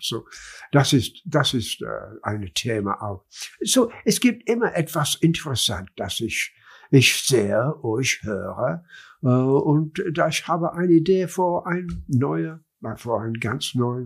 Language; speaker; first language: German; non-native, learner; English